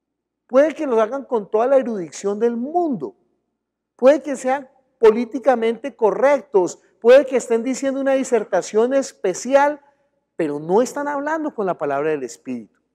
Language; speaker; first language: Spanish; native; Spanish